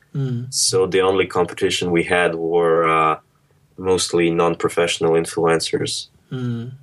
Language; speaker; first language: English; early bilingual, other home language; Russian